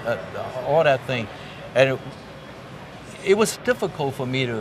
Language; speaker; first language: English; non-native, local second language; Cantonese